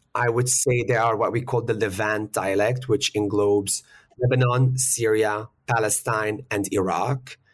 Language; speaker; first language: English; early bilingual, other home language; Arabic